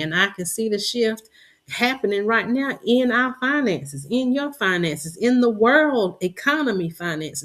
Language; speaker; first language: English; native; English